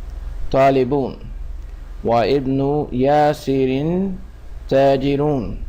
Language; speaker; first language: Arabic; non-native, fluent; English